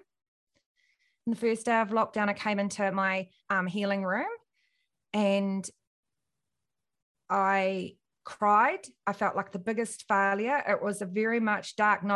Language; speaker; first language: English; native; English